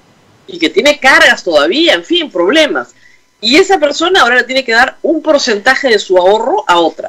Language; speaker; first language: Spanish; native; Spanish